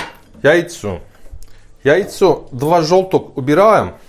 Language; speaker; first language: Russian; non-native, learner; Turkish